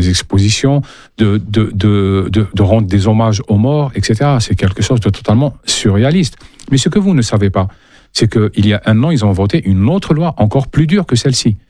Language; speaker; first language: French; non-native, local second language; Arabic